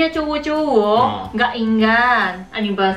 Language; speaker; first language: Indonesian; non-native, fluent; Japanese